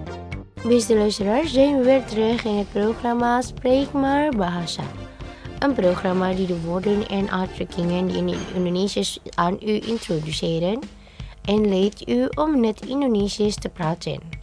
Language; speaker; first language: Dutch; non-native, learner; Indonesian